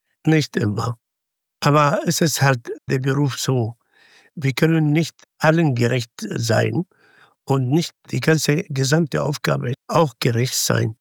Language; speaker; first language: German; non-native, fluent; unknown